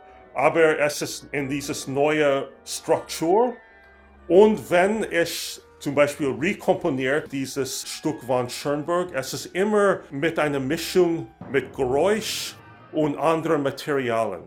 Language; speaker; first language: German; non-native, learner; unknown